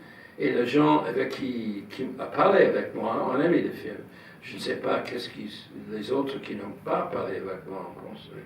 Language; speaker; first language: French; non-native, fluent; English